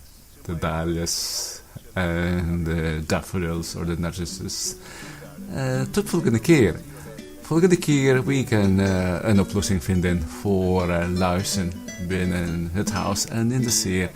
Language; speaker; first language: Dutch; non-native, fluent; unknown